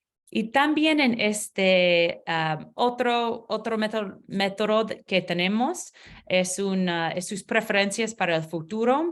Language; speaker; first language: Spanish; non-native, learner; English